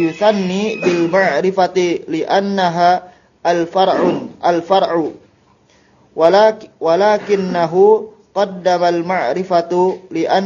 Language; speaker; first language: Arabic; non-native, learner; Indonesian